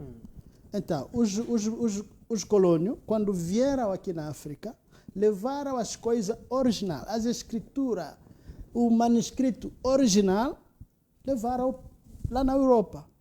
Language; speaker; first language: Portuguese; non-native, local second language; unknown